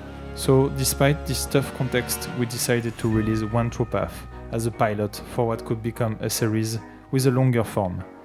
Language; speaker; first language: English; non-native, fluent; French